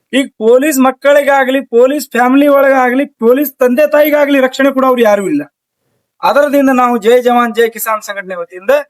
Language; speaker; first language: Kannada; native; Kannada